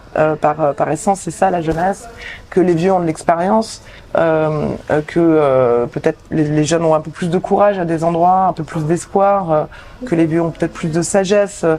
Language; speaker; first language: French; native; French